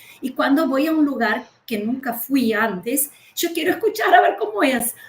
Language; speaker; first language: Spanish; early bilingual, heritage; Spanish